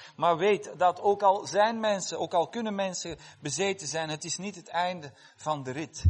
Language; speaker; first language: Dutch; non-native, fluent; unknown